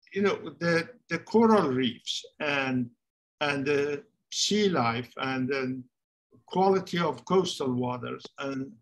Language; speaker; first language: English; non-native, fluent; Persian